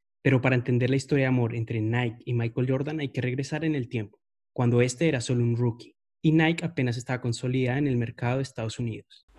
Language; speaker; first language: Spanish; native; Spanish